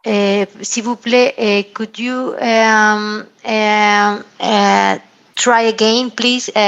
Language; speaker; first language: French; non-native, learner; Spanish